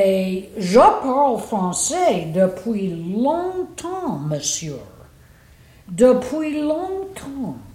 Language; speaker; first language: French; non-native, fluent; English